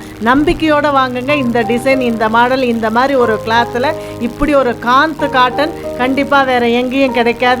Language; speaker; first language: Tamil; native; Tamil